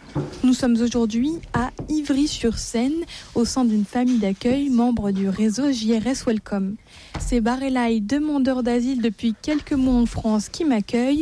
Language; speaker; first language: French; native; French